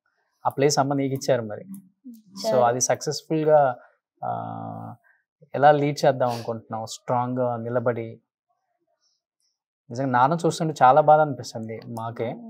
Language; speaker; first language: Telugu; native; Telugu